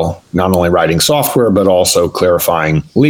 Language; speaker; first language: English; native; English